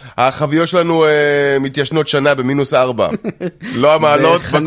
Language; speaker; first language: Hebrew; native; Hebrew